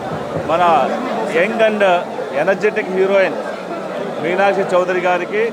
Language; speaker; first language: Telugu; native; Telugu